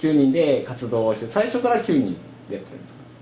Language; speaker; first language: Japanese; native; Japanese